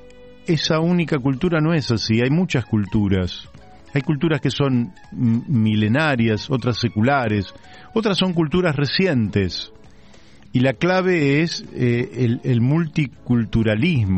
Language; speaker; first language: Spanish; native; Spanish